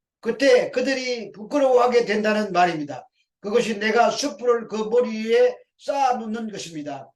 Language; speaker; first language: Korean; native; Korean